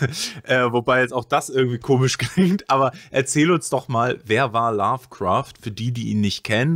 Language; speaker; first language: German; native; German